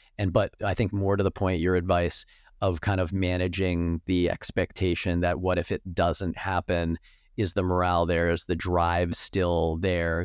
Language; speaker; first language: English; native; English